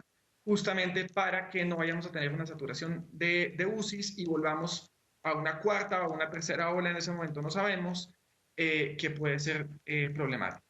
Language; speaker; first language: Spanish; native; Spanish